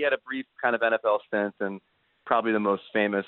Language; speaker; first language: English; native; English